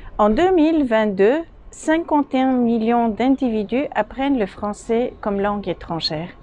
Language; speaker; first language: French; non-native, fluent; Bulgarian